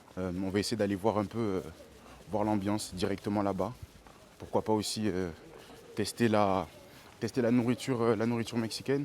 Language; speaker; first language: French; native; French